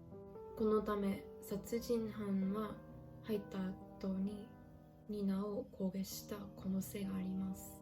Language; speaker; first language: Japanese; non-native, learner; English